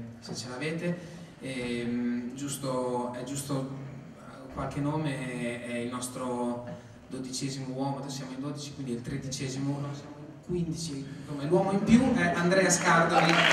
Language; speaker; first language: Italian; native; Italian